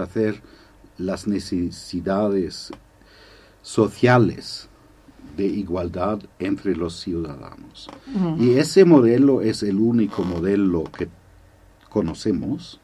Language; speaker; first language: Spanish; non-native, fluent; German